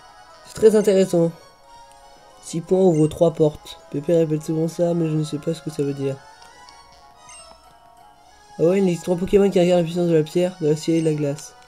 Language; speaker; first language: French; native; French